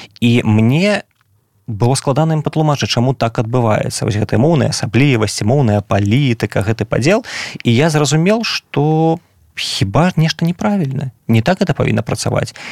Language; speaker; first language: Belarusian; non-native, local second language; Russian